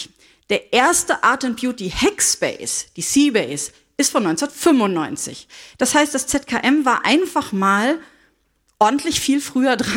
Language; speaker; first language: German; native; German